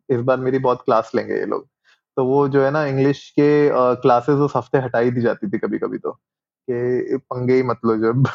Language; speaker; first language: Hindi; native; Hindi